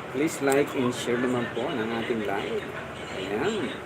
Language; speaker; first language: Filipino; native; Filipino